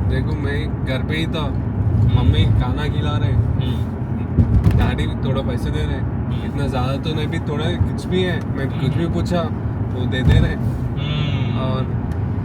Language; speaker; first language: Hindi; non-native, local second language; Telugu